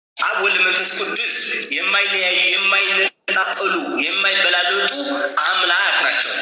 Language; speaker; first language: Amharic; non-native, local second language; Tigrinya